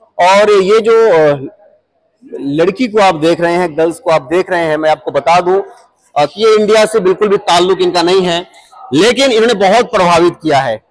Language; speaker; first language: Hindi; native; Hindi